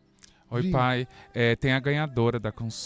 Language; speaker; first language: Portuguese; native; Portuguese